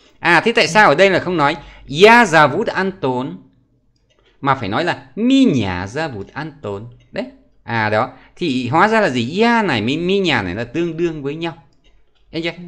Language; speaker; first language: Vietnamese; native; Vietnamese